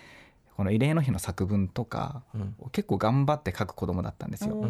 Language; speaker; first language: Japanese; native; Japanese